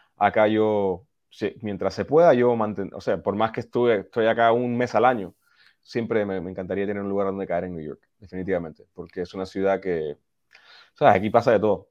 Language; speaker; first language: Spanish; early bilingual, heritage; Spanish